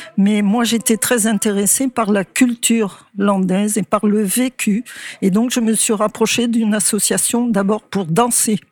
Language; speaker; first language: French; native; French